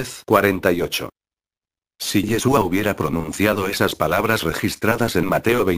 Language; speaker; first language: Spanish; native; Spanish